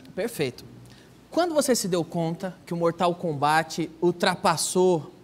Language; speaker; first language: Portuguese; native; Portuguese